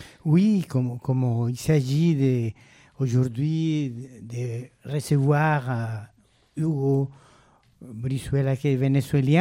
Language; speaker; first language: French; non-native, fluent; Spanish